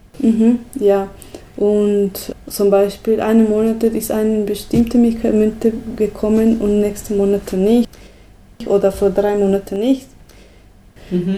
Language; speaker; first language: German; non-native, learner; Spanish